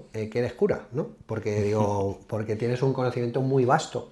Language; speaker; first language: Spanish; native; Spanish